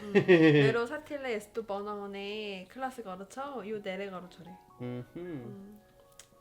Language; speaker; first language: Nepali; non-native, learner; Korean